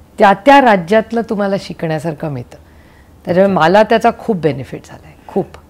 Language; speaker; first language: Marathi; native; Marathi